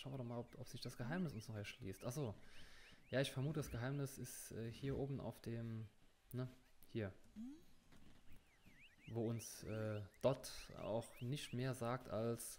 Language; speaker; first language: German; native; German